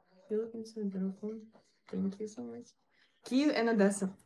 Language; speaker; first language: English; non-native, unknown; Ukrainian